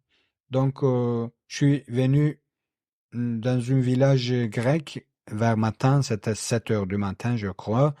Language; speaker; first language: French; non-native, learner; Kurdish